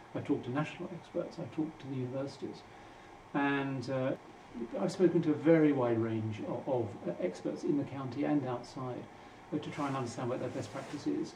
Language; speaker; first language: English; native; English